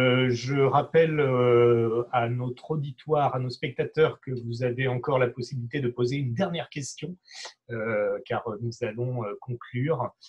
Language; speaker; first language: French; native; French